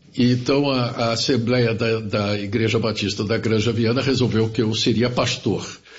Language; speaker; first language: Portuguese; early bilingual, other home language; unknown